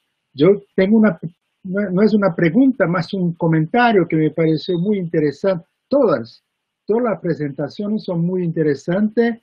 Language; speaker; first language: Spanish; non-native, fluent; Portuguese